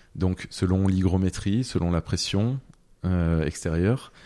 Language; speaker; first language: French; native; French